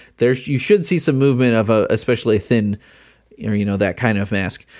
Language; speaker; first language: English; native; English